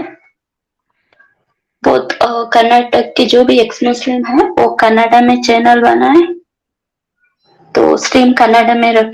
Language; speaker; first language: Hindi; non-native, local second language; Kannada